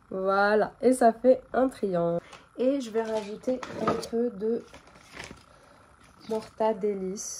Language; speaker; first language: French; native; French